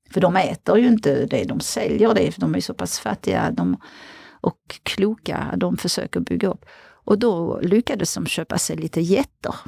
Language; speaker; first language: Swedish; non-native, fluent; French